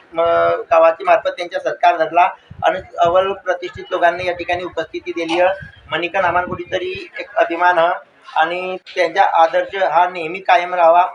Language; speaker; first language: Marathi; non-native, local second language; Bhili